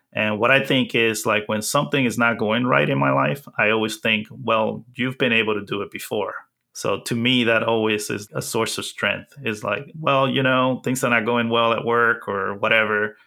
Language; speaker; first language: English; early bilingual, other home language; Spanish